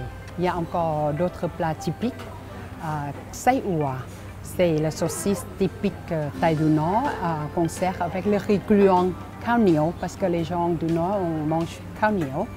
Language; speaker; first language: French; non-native, learner; Thai